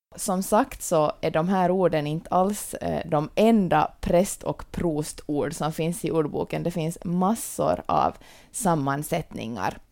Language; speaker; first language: Swedish; native; Swedish